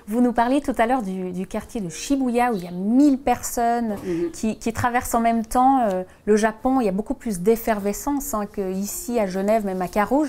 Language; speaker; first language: French; native; French